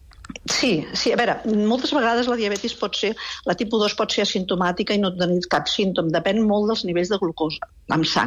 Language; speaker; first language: Catalan; native; Catalan